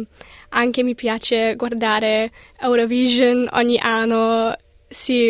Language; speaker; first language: Italian; non-native, learner; English